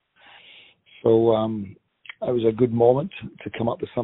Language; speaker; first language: English; native; English